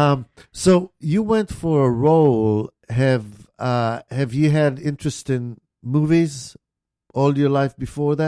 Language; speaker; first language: English; native; English